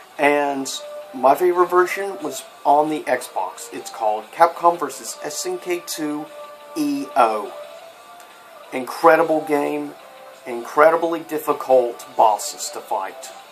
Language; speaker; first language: English; native; English